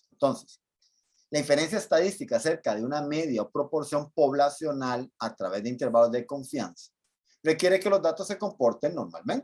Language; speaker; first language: Spanish; native; Spanish